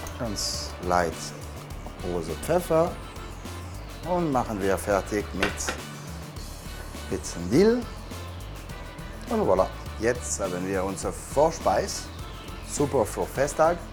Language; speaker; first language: German; non-native, learner; French